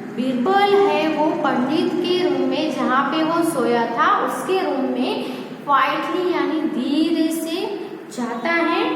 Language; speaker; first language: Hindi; non-native, local second language; Gujarati